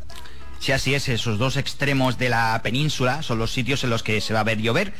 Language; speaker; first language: Spanish; native; Spanish